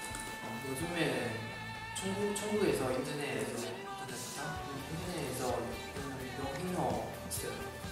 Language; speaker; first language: Korean; non-native, learner; Chinese